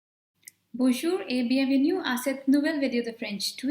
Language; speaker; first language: French; non-native, fluent; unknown